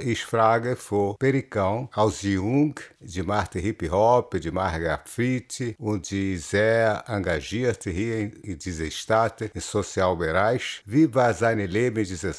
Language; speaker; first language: German; non-native, learner; Portuguese